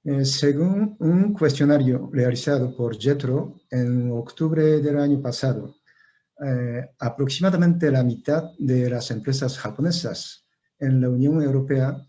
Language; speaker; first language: Spanish; non-native, fluent; Japanese